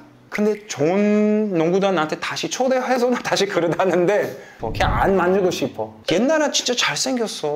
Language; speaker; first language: Korean; non-native, fluent; English